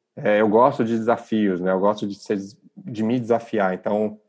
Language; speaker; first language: Portuguese; native; Portuguese